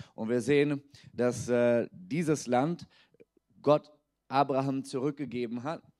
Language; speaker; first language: German; native; German